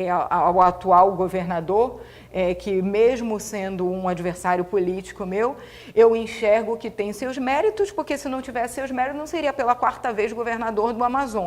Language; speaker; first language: Portuguese; native; Portuguese